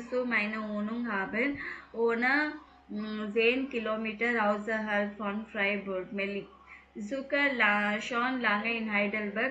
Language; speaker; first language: German; non-native, fluent; Tamil